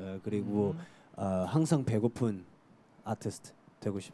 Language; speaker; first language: Korean; non-native, fluent; Cantonese